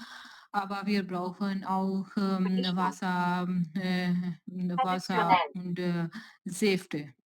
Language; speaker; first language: German; non-native, learner; Urdu